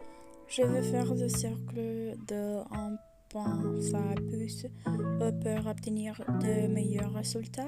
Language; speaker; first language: French; non-native, learner; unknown